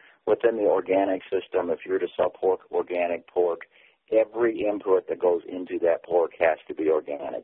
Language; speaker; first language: English; native; English